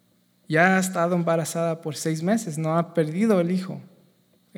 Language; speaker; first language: Spanish; native; Spanish